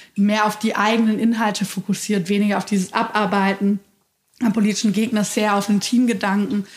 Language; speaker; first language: German; native; German